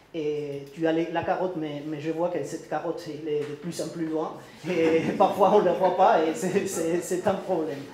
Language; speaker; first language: French; non-native, learner; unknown